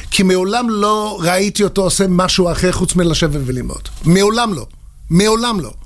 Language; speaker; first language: Hebrew; non-native, fluent; English